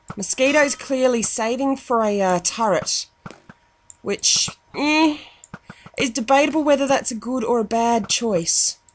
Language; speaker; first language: English; native; English